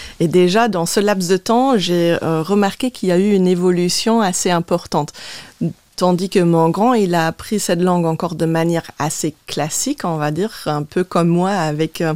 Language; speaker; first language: French; non-native, local second language; Luxembourgish